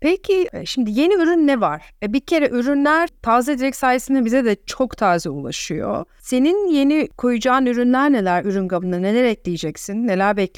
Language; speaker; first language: Turkish; native; Turkish